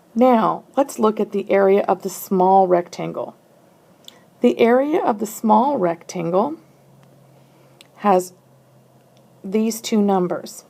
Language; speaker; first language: English; native; English